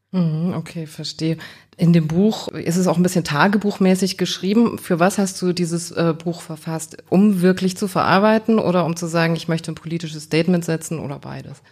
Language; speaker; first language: German; native; German